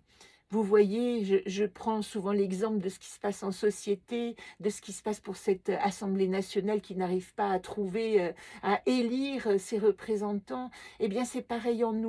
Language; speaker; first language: French; native; French